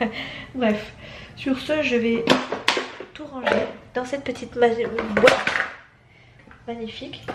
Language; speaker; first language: French; native; French